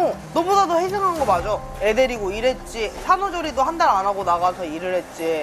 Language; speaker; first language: Korean; native; Korean